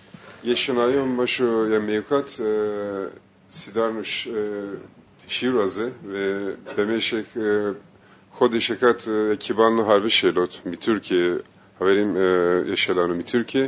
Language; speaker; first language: Hebrew; non-native, fluent; Turkish